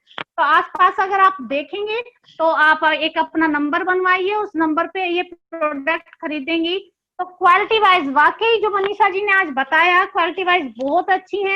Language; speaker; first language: Hindi; native; Hindi